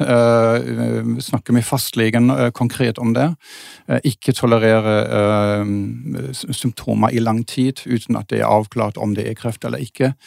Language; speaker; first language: Norwegian; non-native, fluent; German